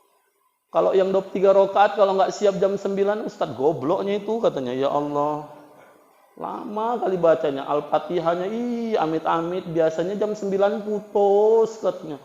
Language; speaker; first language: Indonesian; native; Indonesian